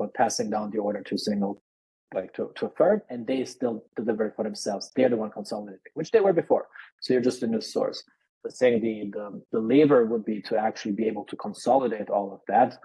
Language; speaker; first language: English; non-native, fluent; Lithuanian